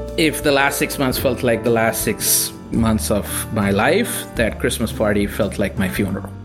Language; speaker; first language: English; non-native, local second language; Tamil